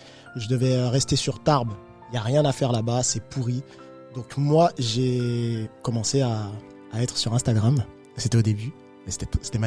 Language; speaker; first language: French; native; French